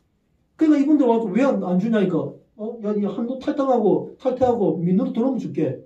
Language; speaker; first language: Korean; native; Korean